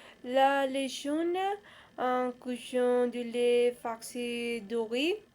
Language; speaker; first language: French; non-native, learner; Spanish